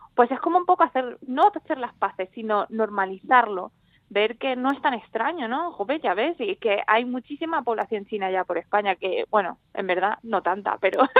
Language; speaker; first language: Spanish; native; Spanish